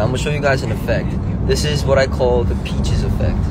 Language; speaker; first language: English; early bilingual, other home language; Korean